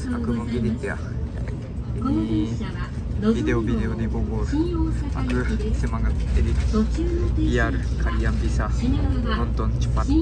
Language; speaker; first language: Indonesian; non-native, fluent; Japanese